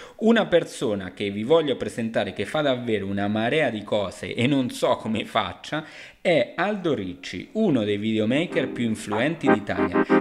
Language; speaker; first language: Italian; non-native, fluent; Spanish